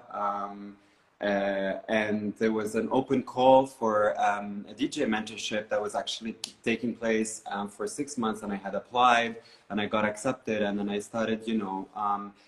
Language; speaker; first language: English; non-native, fluent; Arabic